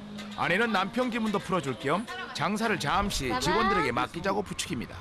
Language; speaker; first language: Korean; native; Korean